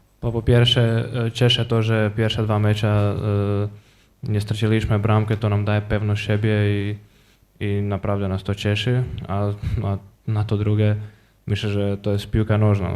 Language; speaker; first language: Polish; non-native, learner; Croatian